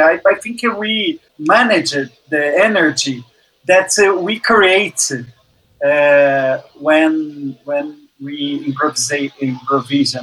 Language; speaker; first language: English; non-native, learner; Portuguese